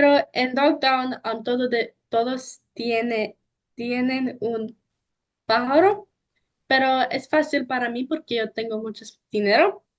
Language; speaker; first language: Spanish; non-native, learner; English